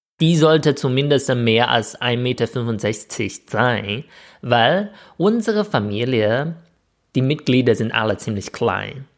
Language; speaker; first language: German; non-native, fluent; Chinese